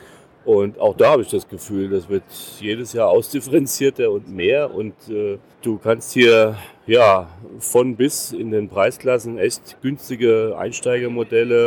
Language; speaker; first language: German; native; German